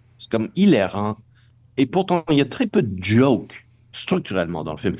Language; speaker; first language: French; non-native, local second language; English